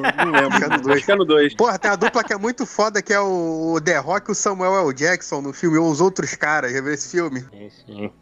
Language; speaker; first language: Portuguese; native; Portuguese